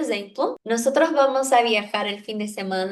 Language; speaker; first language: Spanish; non-native, fluent; Portuguese